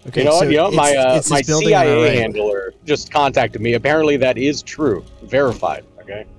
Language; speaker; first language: English; native; English